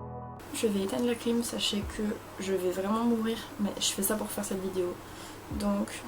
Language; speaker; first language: French; native; French